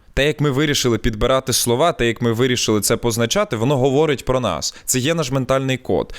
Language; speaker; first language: Ukrainian; non-native, local second language; Russian